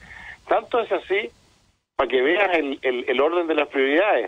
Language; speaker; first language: Spanish; native; Spanish